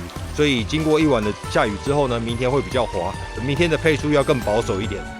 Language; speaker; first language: Chinese; native; Chinese